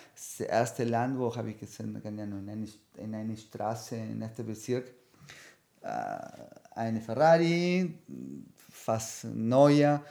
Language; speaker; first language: German; non-native, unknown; Spanish